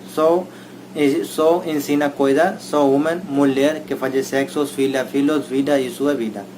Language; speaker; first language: Portuguese; non-native, learner; Hindi